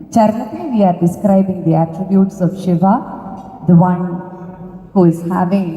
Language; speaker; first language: English; non-native, local second language; Malayalam